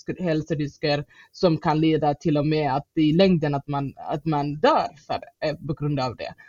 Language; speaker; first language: Swedish; non-native, fluent; Somali